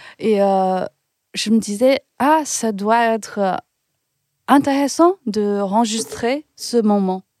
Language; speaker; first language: French; non-native, fluent; Chinese